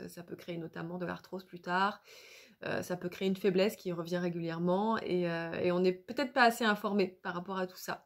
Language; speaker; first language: French; native; French